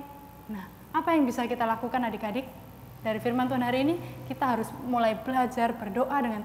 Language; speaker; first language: Indonesian; native; Indonesian